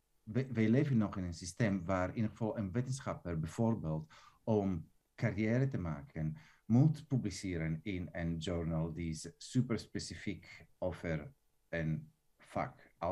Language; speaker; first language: Dutch; non-native, fluent; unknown